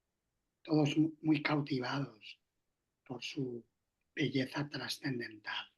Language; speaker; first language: Spanish; native; Spanish